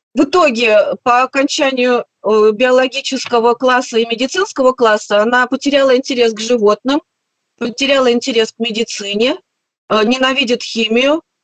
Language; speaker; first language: Russian; native; Russian